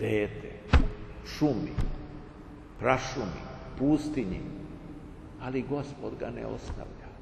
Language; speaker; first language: Serbian; native; Serbian